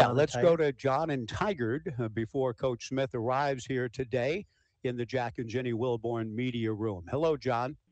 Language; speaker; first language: English; native; English